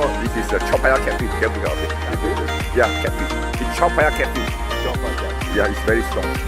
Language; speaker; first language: English; non-native, learner; Thai